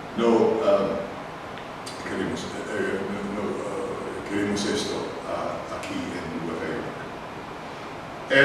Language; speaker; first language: Spanish; non-native, learner; English